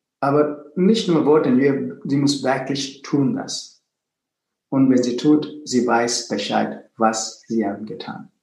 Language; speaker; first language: German; non-native, fluent; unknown